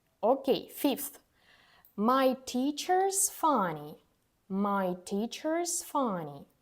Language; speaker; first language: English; non-native, fluent; Ukrainian